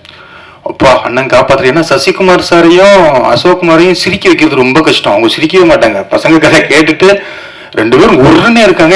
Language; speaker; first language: Tamil; native; Tamil